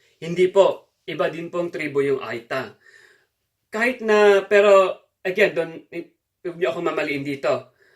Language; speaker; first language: Filipino; non-native, local second language; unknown